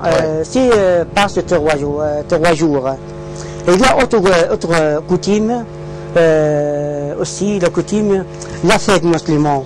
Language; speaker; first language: French; non-native, learner; Arabic